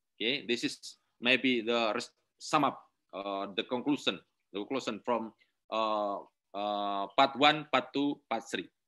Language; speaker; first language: English; non-native, learner; Indonesian